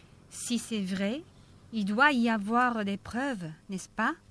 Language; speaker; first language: French; non-native, fluent; Korean